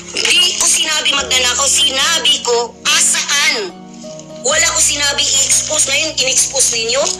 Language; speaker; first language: Filipino; non-native, local second language; Cebuano